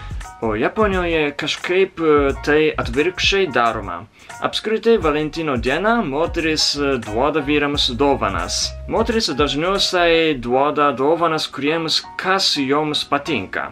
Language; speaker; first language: Lithuanian; non-native, learner; Japanese